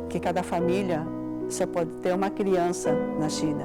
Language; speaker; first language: Portuguese; early bilingual, other home language; Cantonese